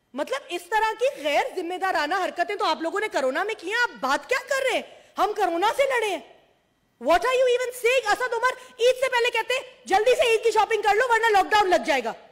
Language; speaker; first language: Urdu; non-native, local second language; Sindhi